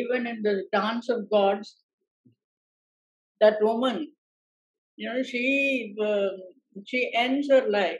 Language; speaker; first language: English; non-native, local second language; Tamil